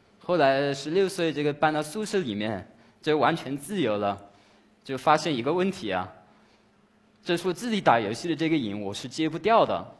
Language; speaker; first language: Chinese; non-native, fluent; English